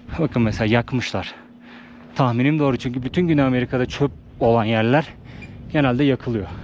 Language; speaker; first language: Turkish; native; Turkish